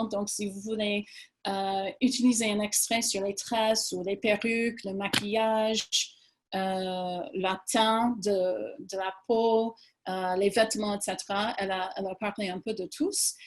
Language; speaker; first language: French; non-native, fluent; English